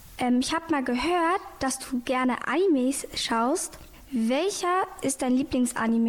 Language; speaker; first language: German; native; German